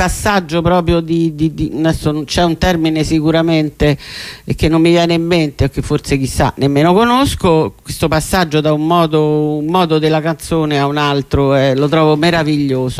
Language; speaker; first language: Italian; native; Italian